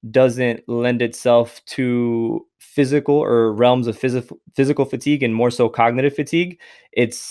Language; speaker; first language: English; native; English